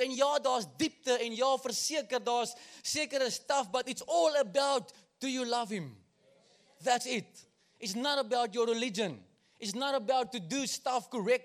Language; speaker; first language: English; non-native, local second language; Afrikaans